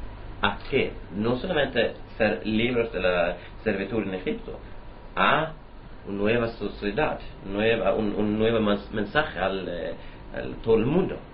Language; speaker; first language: Spanish; non-native, learner; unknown